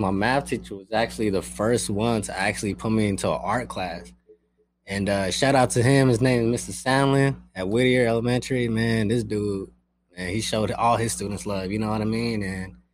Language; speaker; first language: English; early bilingual, other home language; Spanish